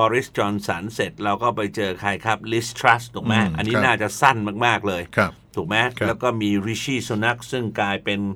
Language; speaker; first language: Thai; native; Thai